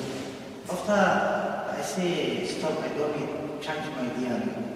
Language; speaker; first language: English; non-native, learner; Somali